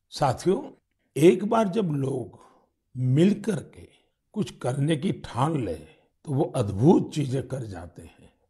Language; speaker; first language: Hindi; non-native, local second language; Gujarati